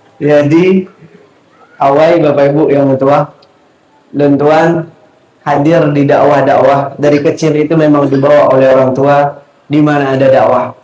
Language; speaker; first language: Malay; non-native, local second language; Achinese